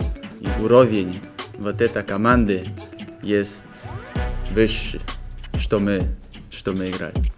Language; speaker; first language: Russian; non-native, learner; Polish